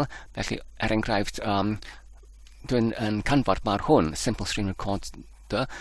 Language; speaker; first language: Welsh; non-native, learner; Polish